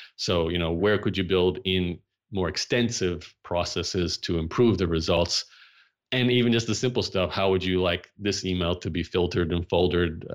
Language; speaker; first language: English; native; English